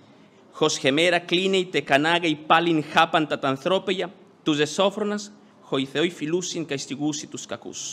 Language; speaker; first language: Greek; non-native, fluent; Spanish